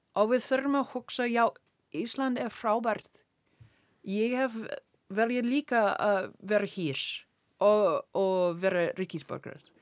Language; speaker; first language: Icelandic; non-native, learner; English